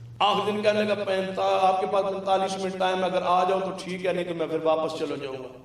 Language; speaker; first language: Urdu; non-native, local second language; Punjabi